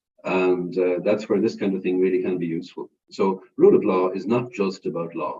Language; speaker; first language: English; non-native, fluent; Irish